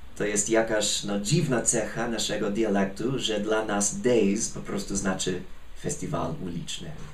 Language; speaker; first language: Polish; non-native, fluent; English